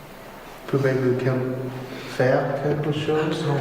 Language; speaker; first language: French; non-native, learner; English